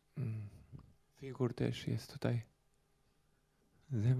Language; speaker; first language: Polish; non-native, learner; Portuguese